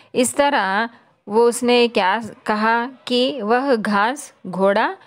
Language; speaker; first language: Hindi; non-native, local second language; Telugu